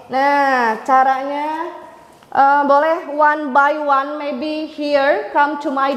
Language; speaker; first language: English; non-native, fluent; Indonesian